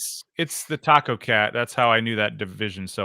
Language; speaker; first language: English; native; English